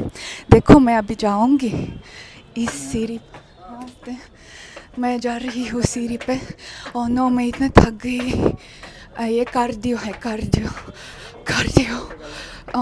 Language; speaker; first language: Hindi; non-native, learner; Russian